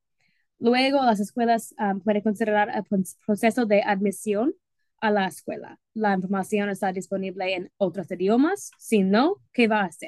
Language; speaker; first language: Spanish; non-native, fluent; English